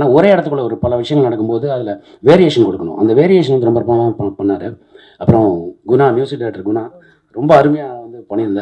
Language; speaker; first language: Tamil; native; Tamil